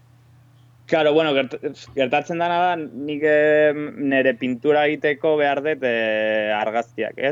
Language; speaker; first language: Basque; non-native, local second language; Spanish